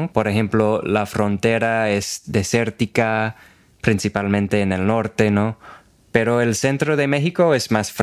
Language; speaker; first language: Spanish; non-native, fluent; English